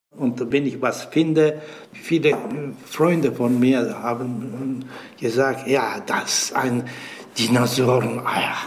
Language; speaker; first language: German; non-native, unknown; Turkish